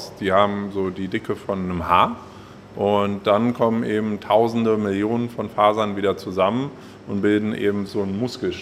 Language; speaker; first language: German; native; German